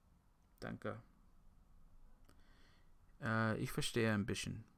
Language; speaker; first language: German; non-native, learner; English